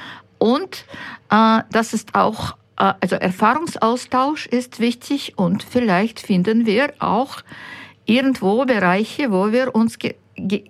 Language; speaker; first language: German; non-native, fluent; Ukrainian